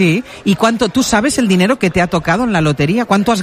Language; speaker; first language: Spanish; native; Spanish